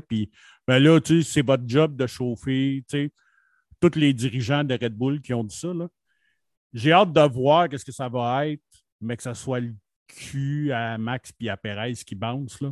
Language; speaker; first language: French; native; French